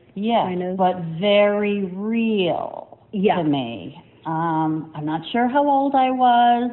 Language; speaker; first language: English; native; English